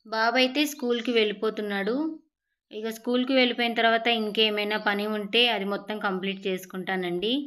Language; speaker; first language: Telugu; native; Telugu